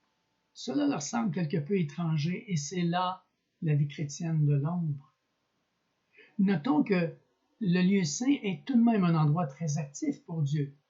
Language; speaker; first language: French; native; French